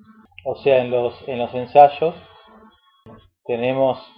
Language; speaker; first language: Spanish; native; Spanish